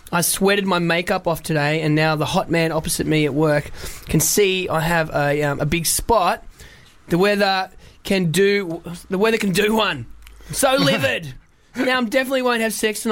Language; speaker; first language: English; native; English